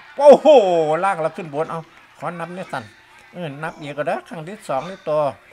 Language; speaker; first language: Thai; native; Thai